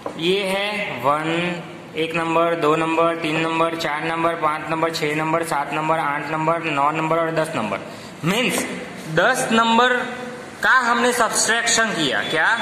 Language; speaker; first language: Hindi; non-native, local second language; Gujarati